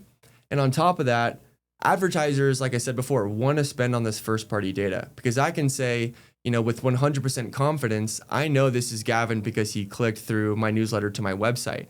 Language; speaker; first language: English; native; English